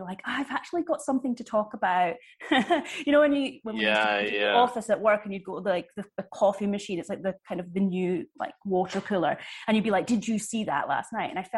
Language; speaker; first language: English; native; English